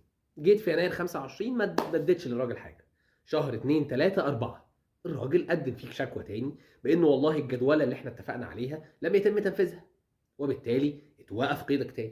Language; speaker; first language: Arabic; native; Arabic